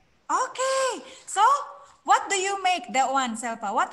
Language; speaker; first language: English; non-native, fluent; Indonesian